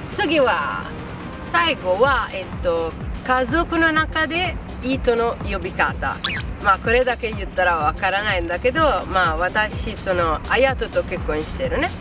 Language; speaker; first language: Japanese; non-native, fluent; Italian